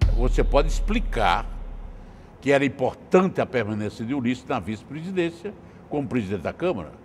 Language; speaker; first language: Portuguese; native; Portuguese